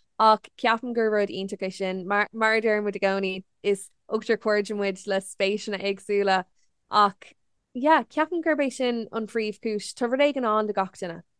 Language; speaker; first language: Irish; non-native, local second language; English